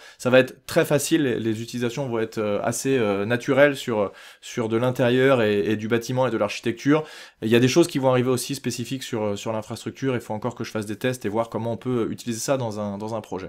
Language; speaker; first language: French; native; French